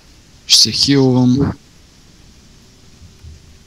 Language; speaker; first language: Bulgarian; native; Bulgarian